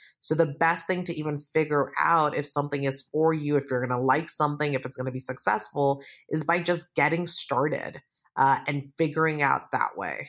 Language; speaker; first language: English; native; English